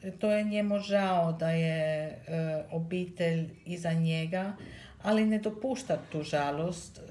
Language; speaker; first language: Serbian; early bilingual, heritage; Serbian